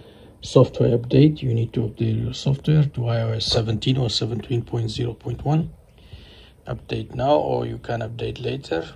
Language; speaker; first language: English; non-native, fluent; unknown